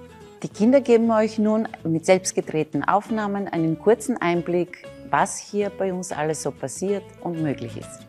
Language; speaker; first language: German; native; German